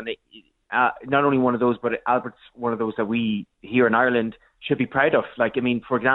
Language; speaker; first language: English; native; English